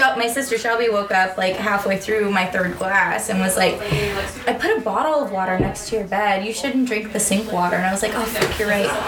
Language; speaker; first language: English; native; English